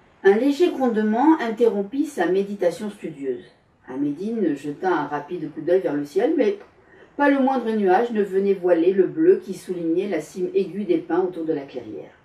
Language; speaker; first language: French; native; French